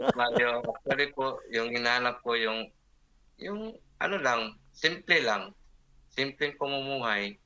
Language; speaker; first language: Filipino; non-native, local second language; Cebuano